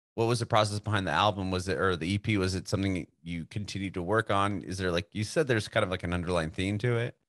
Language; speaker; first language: English; native; English